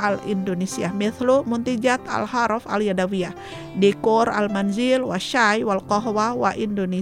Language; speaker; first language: Arabic; non-native, fluent; Indonesian